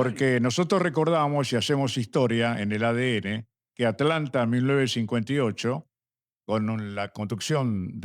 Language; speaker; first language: Spanish; native; Spanish